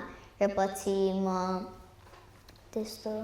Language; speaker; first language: Nepali; early bilingual, heritage; Nepali